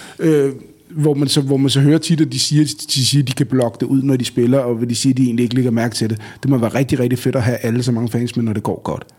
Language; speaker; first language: Danish; native; Danish